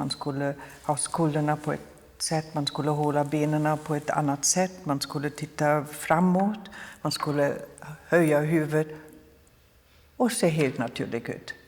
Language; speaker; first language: Swedish; non-native, fluent; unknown